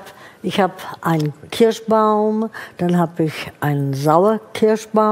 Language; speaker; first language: German; non-native, fluent; Czech